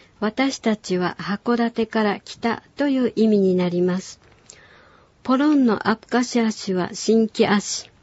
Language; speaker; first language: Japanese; native; Japanese